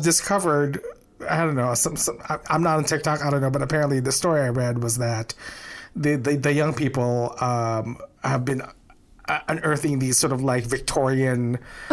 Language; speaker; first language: English; non-native, local second language; Filipino